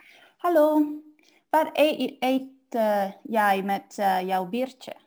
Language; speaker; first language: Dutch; non-native, learner; English